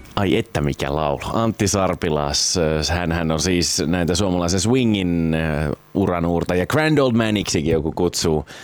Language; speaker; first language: Finnish; native; Finnish